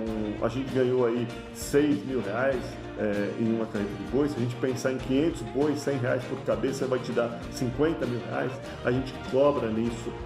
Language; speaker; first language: Portuguese; native; Portuguese